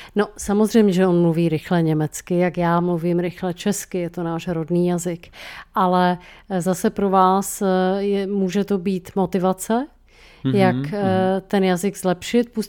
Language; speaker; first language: Czech; native; Czech